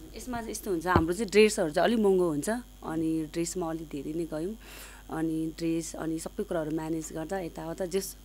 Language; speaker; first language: Nepali; non-native, local second language; Sherpa